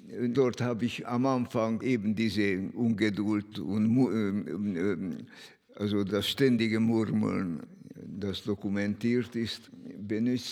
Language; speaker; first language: German; non-native, fluent; Hungarian